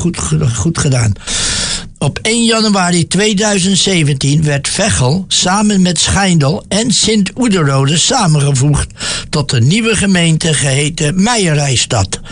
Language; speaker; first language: Dutch; native; Dutch